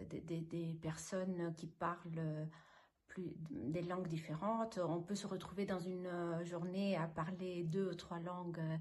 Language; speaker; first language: French; non-native, fluent; Italian